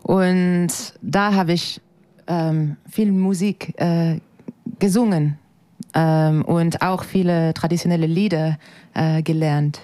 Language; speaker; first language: German; non-native, fluent; French